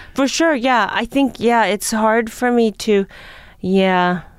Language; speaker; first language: English; early bilingual, other home language; Japanese